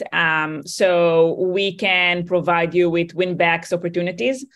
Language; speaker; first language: English; non-native, fluent; Hebrew